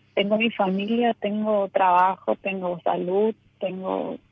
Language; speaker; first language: Spanish; native; Spanish